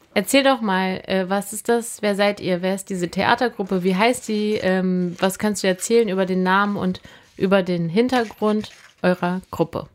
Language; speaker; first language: German; native; German